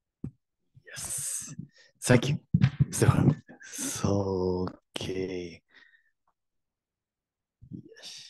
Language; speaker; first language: English; non-native, learner; Japanese